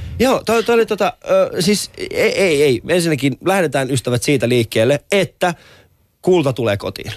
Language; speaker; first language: Finnish; early bilingual, other home language; Persian